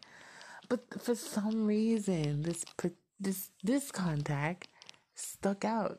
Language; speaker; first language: English; native; English